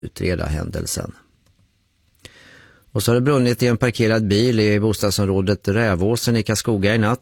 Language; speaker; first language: Swedish; native; Swedish